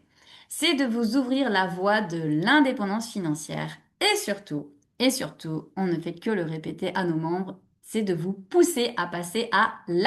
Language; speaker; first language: French; native; French